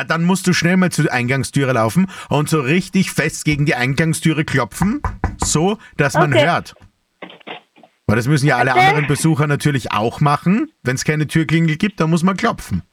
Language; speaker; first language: German; native; German